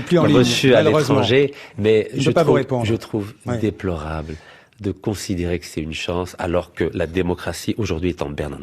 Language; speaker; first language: French; native; French